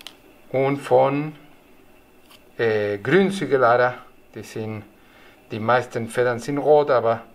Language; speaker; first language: German; non-native, learner; Spanish